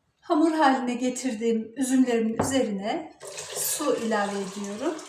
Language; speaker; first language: Turkish; native; Turkish